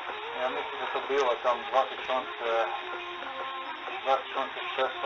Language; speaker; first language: Polish; non-native, learner; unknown